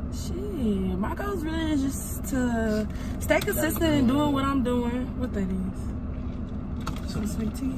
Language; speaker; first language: English; native; English